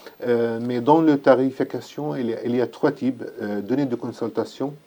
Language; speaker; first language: French; non-native, learner; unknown